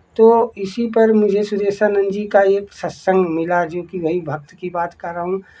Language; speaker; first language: Hindi; native; Hindi